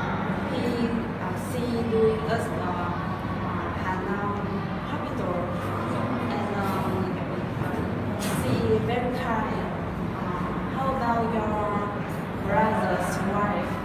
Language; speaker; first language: English; non-native, learner; Vietnamese